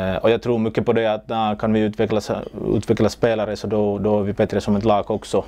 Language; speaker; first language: Swedish; non-native, local second language; Finnish